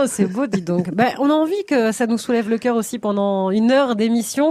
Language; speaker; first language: French; native; French